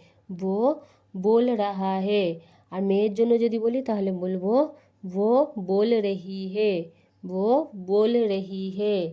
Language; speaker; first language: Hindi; non-native, fluent; Bangla